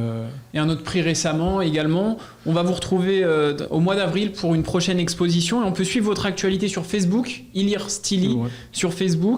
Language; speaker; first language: French; native; French